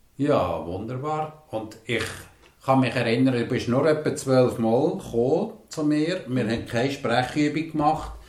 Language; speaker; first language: German; native; German